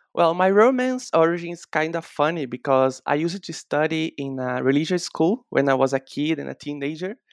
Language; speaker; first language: English; non-native, fluent; Portuguese